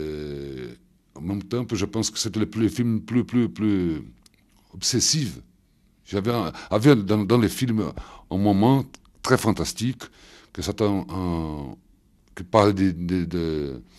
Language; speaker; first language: French; non-native, fluent; Portuguese